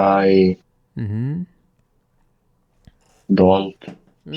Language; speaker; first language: English; non-native, learner; Russian